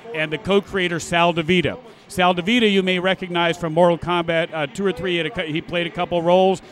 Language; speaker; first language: English; native; English